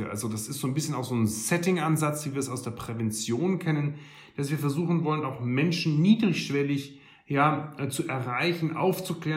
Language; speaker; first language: German; native; German